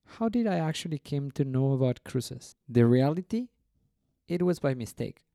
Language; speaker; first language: English; non-native, fluent; Spanish